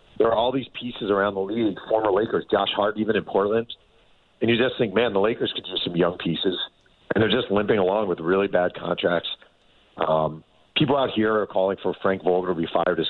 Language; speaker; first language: English; native; English